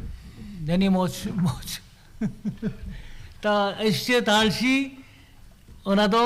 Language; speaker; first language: Czech; non-native, learner; Korean